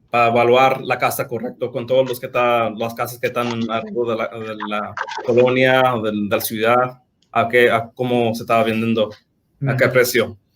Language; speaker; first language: Spanish; early bilingual, heritage; Spanish